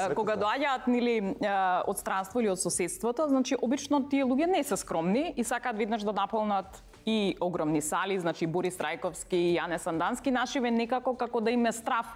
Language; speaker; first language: Macedonian; native; Macedonian